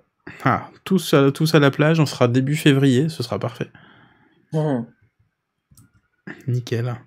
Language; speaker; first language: French; native; French